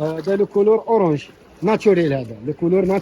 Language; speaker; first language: French; non-native, learner; Arabic